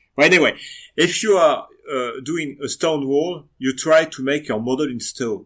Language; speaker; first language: English; non-native, fluent; French